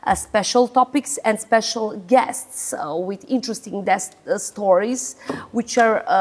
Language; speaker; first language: English; non-native, learner; Serbian